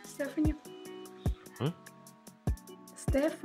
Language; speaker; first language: Russian; native; Russian